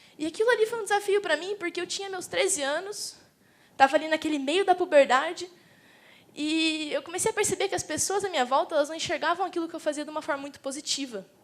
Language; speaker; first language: Portuguese; native; Portuguese